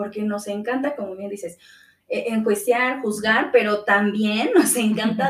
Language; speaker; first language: Spanish; native; Spanish